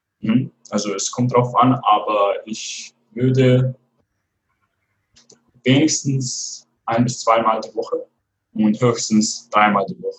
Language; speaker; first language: German; non-native, fluent; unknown